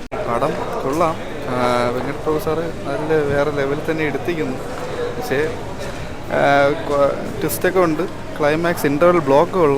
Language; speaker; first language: Malayalam; native; Malayalam